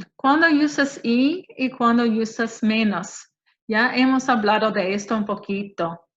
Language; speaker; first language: Spanish; non-native, fluent; English